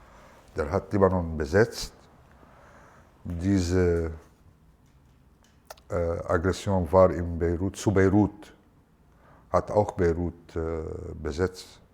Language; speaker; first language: German; non-native, fluent; Arabic